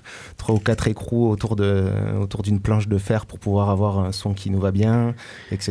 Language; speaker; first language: French; native; French